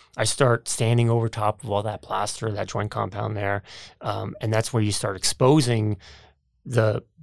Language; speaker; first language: English; native; English